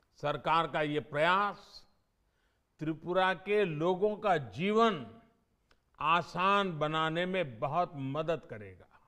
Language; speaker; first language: Hindi; non-native, local second language; Gujarati